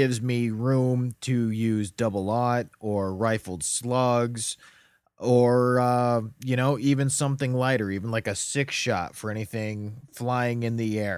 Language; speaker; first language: English; native; English